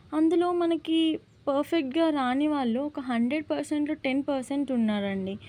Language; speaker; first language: Telugu; non-native, local second language; Lambadi